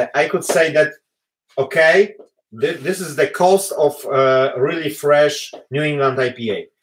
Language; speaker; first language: English; non-native, fluent; Polish